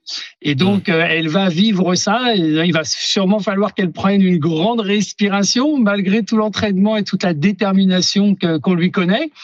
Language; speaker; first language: French; native; French